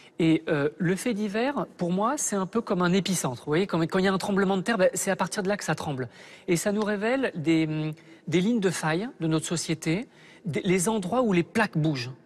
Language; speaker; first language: French; native; French